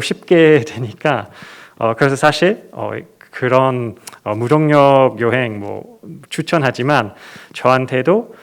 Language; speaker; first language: Korean; non-native, fluent; English